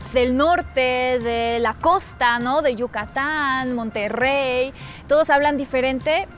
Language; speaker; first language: Spanish; non-native, fluent; Polish